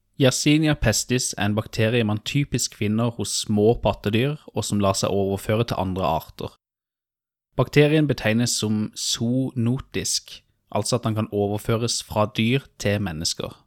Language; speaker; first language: Norwegian; native; Norwegian